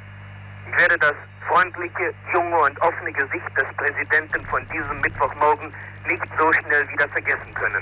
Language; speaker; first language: German; native; German